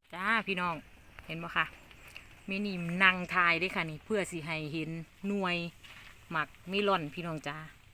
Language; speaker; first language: Thai; native; Thai